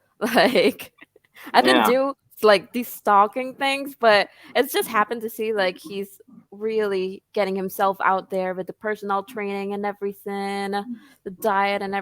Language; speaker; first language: English; non-native, fluent; Khmer